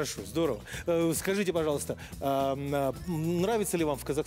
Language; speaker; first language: Russian; native; Russian